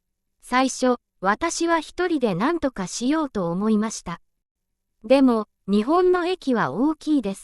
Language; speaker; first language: Japanese; non-native, fluent; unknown